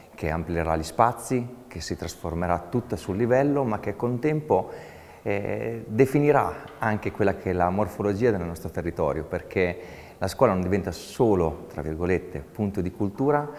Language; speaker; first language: Italian; native; Italian